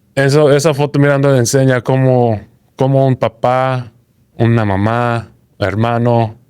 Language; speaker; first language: Spanish; early bilingual, heritage; Spanish